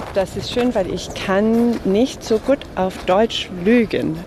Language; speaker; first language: German; non-native, fluent; English